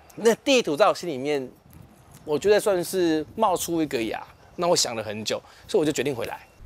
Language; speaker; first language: Chinese; native; Chinese